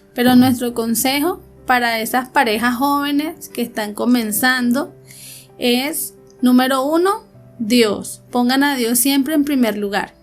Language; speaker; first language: Spanish; native; Spanish